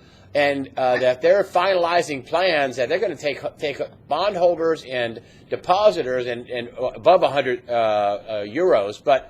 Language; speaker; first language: English; native; English